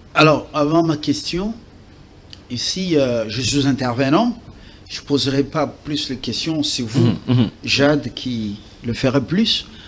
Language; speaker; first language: French; non-native, local second language; Lingala